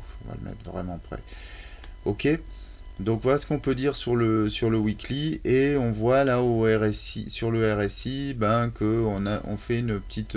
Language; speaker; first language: French; native; French